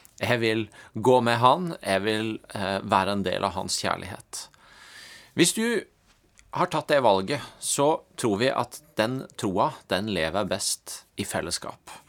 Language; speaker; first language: Norwegian; native; Norwegian